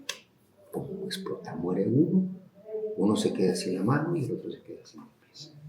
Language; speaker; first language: Spanish; native; Spanish